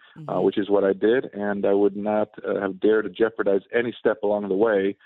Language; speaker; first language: English; non-native, fluent; Swedish